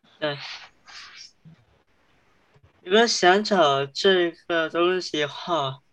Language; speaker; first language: Chinese; early bilingual, heritage; Chinese